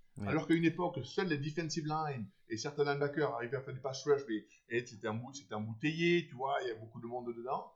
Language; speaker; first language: French; native; French